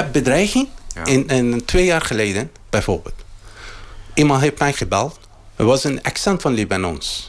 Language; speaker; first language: Dutch; non-native, learner; Arabic